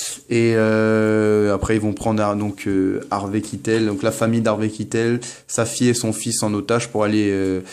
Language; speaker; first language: French; native; French